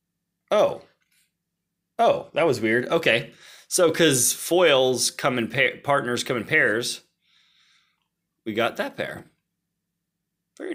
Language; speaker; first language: English; native; English